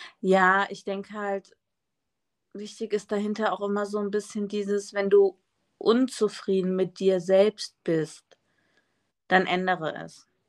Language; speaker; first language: German; early bilingual, other home language; Spanish